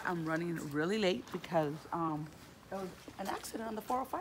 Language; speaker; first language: English; early bilingual, other home language; Spanish